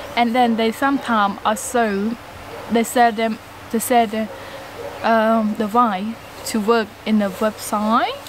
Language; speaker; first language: English; non-native, learner; Khmer